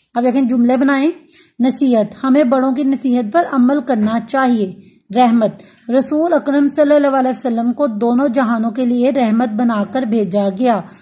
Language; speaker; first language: Urdu; non-native, local second language; Punjabi